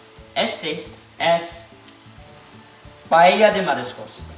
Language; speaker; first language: Spanish; non-native, learner; English